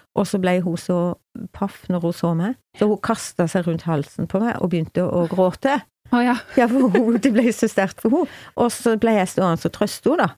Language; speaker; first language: Norwegian; native; Norwegian